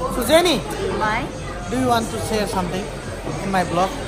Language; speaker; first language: English; non-native, learner; Nepali